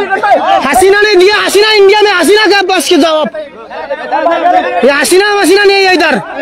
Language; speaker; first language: Hindi; non-native, learner; Bangla